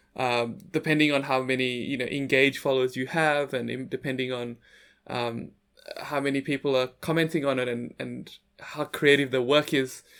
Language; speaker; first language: English; native; English